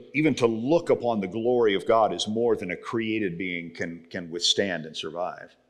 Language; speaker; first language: English; native; English